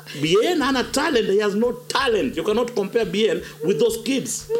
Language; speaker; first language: English; non-native, local second language; Luo (Kenya and Tanzania)